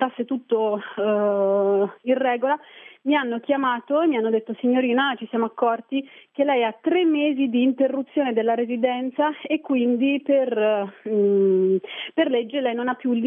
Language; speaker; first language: Italian; early bilingual, other home language; Arabic